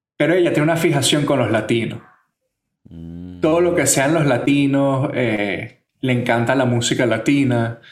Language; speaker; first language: Spanish; native; Spanish